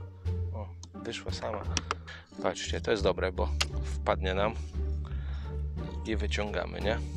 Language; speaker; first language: Polish; native; Polish